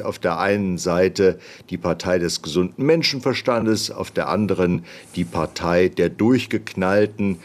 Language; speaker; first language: German; native; German